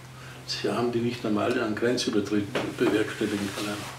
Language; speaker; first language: German; native; German